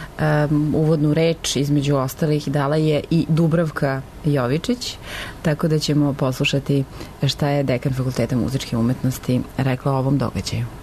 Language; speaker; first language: Serbian; native; Serbian